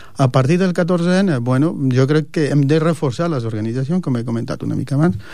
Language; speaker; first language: Catalan; non-native, local second language; Spanish